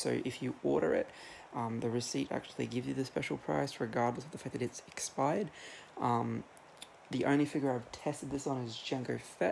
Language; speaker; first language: English; native; English